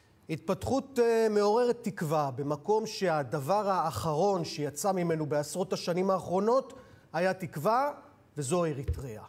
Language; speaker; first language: Hebrew; native; Hebrew